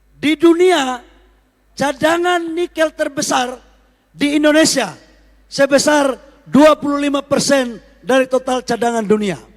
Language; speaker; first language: Indonesian; native; Indonesian